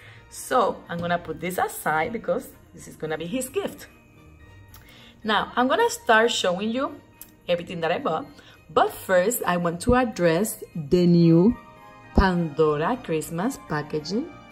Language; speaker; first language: English; non-native, local second language; Spanish